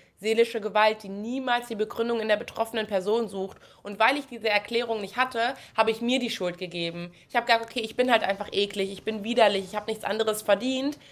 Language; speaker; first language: German; native; German